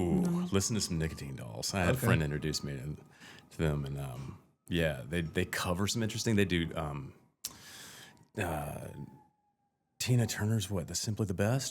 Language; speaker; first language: English; native; English